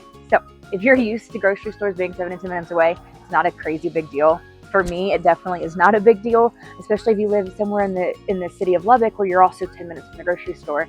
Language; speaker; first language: English; native; English